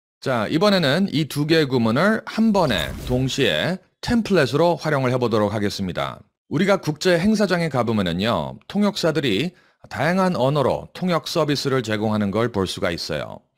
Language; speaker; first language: Korean; native; Korean